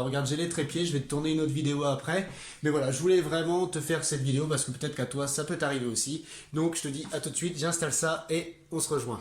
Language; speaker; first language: French; native; French